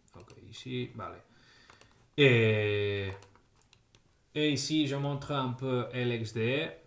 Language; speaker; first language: French; non-native, fluent; Spanish